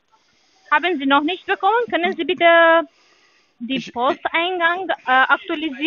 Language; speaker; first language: German; non-native, learner; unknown